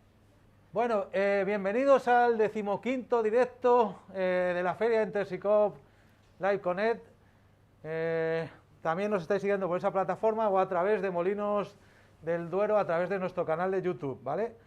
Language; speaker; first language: Spanish; native; Spanish